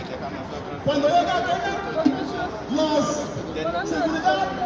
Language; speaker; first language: Spanish; non-native, learner; Igbo